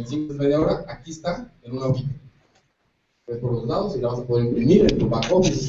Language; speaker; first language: Spanish; native; Spanish